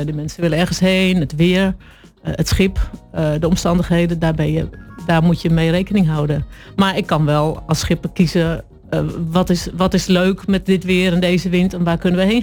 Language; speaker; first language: Dutch; native; Dutch